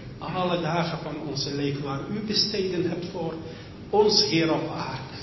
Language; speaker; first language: Dutch; non-native, fluent; French